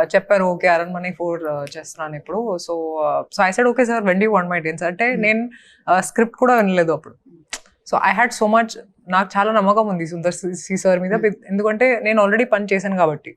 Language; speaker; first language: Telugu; non-native, fluent; Hindi